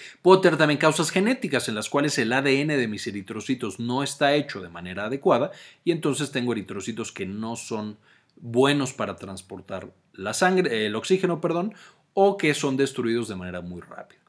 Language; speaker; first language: Spanish; native; Spanish